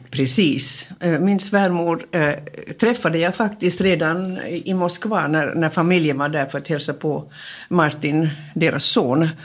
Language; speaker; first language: Swedish; native; Swedish